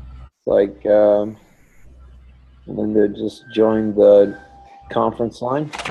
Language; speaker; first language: English; native; English